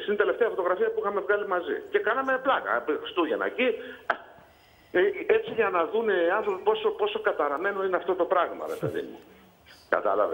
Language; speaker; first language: Greek; native; Greek